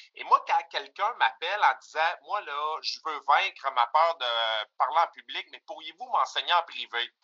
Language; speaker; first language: French; native; French